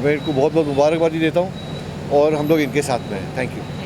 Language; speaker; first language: Hindi; native; Hindi